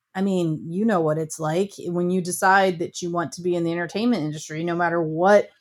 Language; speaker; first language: English; native; English